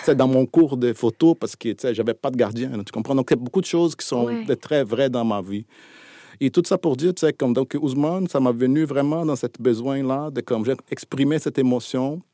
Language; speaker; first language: French; non-native, fluent; Portuguese